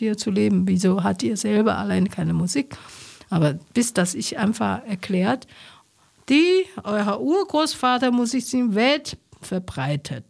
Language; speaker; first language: German; non-native, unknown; Chinese